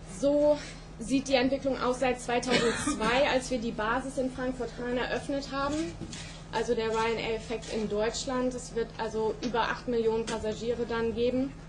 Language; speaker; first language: German; native; German